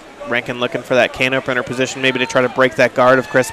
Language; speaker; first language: English; native; English